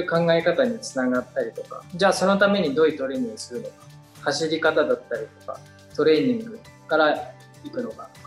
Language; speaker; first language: Japanese; native; Japanese